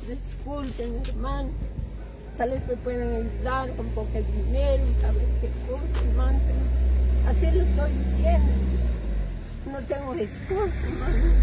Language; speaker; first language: Spanish; non-native, local second language; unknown